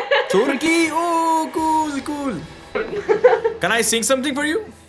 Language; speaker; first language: English; non-native, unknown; Persian